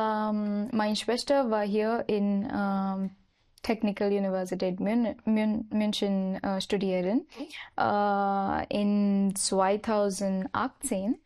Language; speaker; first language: German; non-native, learner; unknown